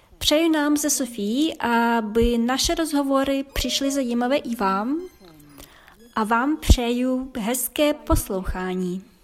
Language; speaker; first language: Czech; non-native, fluent; Ukrainian